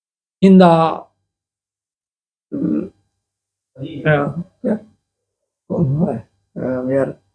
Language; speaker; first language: English; non-native, local second language; Hindi